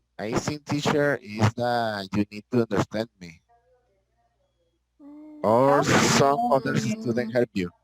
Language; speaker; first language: English; non-native, learner; Spanish